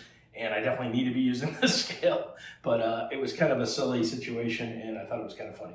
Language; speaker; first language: English; native; English